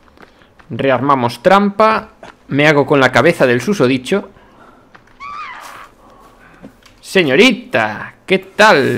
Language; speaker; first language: Spanish; native; Spanish